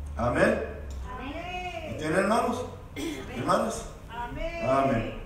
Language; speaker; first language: Spanish; early bilingual, heritage; Spanish